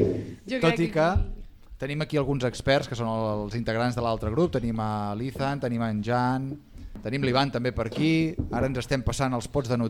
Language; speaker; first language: Catalan; native; Catalan